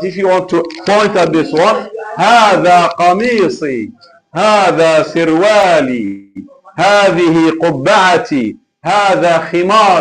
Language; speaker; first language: Arabic; non-native, fluent; Malay